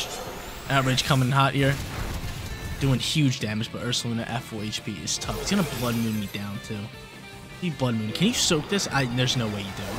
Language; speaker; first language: English; native; English